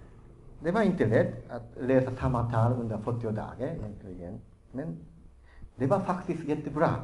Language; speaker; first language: Swedish; non-native, fluent; Japanese